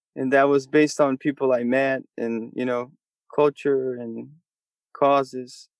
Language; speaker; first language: English; non-native, fluent; Portuguese